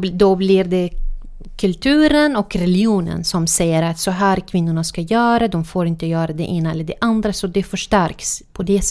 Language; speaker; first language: Swedish; non-native, fluent; Arabic